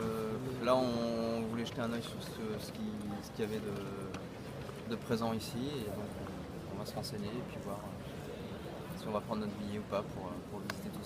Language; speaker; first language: French; native; French